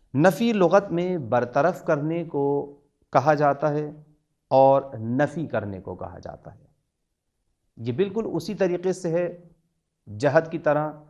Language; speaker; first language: Urdu; native; Urdu